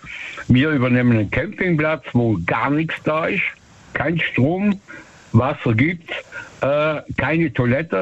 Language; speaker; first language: German; native; German